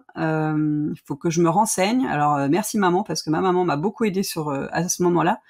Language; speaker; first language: French; native; French